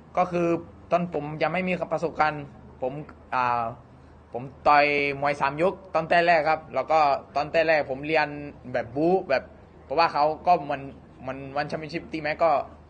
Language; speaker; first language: Thai; non-native, fluent; Spanish